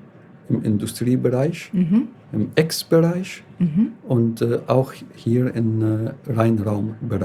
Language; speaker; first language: German; non-native, fluent; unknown